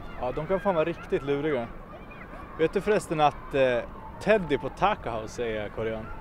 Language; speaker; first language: Swedish; native; Swedish